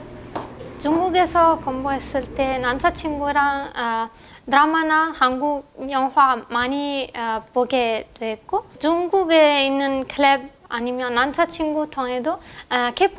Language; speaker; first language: Korean; non-native, fluent; Italian